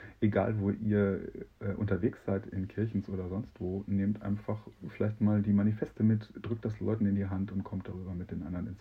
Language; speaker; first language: German; native; German